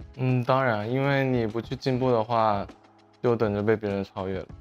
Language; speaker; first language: Chinese; native; Chinese